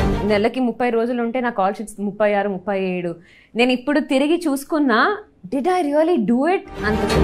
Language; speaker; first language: Telugu; non-native, local second language; Kannada